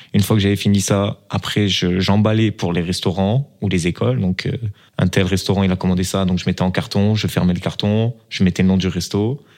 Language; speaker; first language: French; native; French